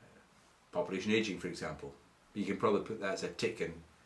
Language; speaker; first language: English; native; English